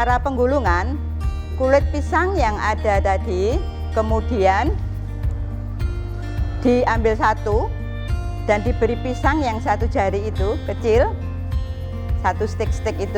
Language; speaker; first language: Indonesian; non-native, local second language; Javanese